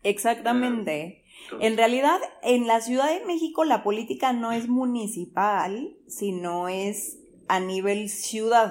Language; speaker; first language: Spanish; native; Spanish